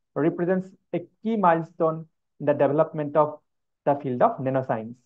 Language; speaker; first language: English; non-native, local second language; Assamese